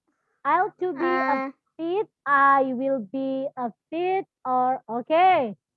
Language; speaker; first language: English; non-native, fluent; Indonesian